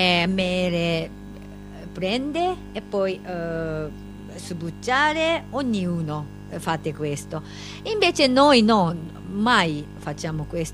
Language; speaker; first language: Italian; non-native, learner; Japanese